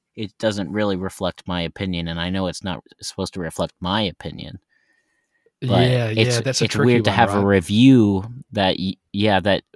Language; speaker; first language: English; native; English